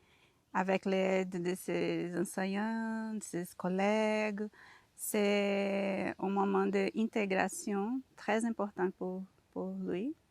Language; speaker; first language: French; non-native, learner; Portuguese